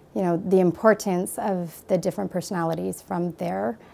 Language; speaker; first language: English; native; English